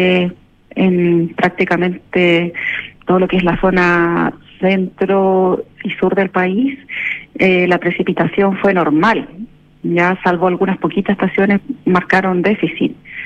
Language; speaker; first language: Spanish; native; Spanish